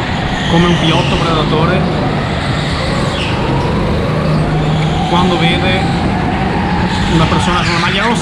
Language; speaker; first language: Italian; native; Italian